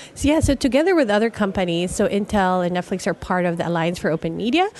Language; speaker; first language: English; non-native, local second language; Filipino